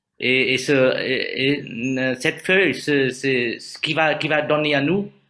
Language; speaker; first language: French; non-native, fluent; Vietnamese